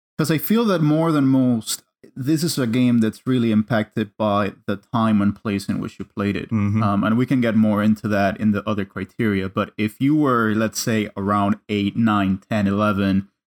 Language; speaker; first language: English; non-native, fluent; Spanish